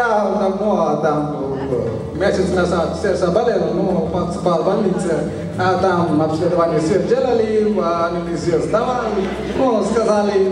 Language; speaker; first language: Russian; non-native, learner; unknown